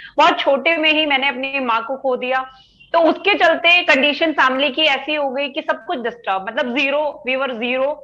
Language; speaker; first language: Hindi; native; Hindi